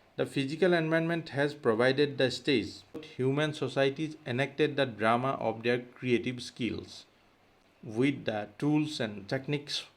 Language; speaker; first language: English; non-native, local second language; Assamese